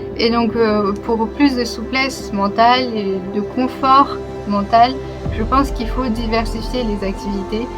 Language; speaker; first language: French; early bilingual, other home language; Vietnamese